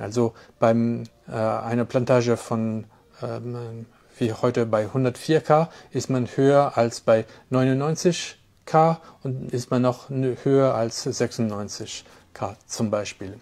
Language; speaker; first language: German; non-native, fluent; French